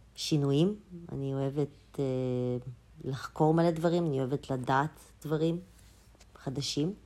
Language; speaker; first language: Hebrew; early bilingual, other home language; Azerbaijani